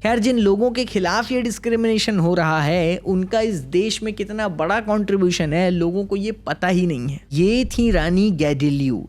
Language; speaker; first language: Hindi; native; Hindi